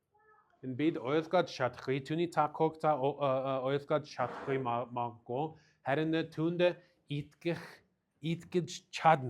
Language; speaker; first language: Mongolian; non-native, learner; English